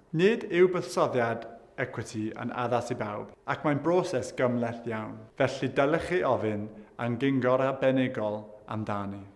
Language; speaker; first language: Welsh; non-native, local second language; English